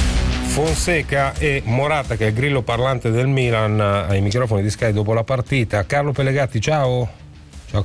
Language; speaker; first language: Italian; native; Italian